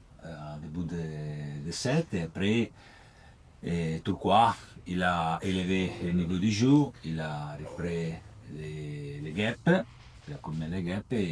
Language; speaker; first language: French; non-native, learner; Italian